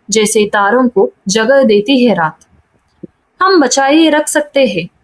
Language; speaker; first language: Hindi; non-native, local second language; Malayalam